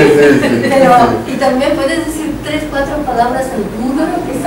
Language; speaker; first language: Spanish; non-native, fluent; Bulgarian